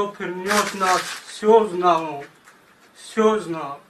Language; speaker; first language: Russian; non-native, learner; Tajik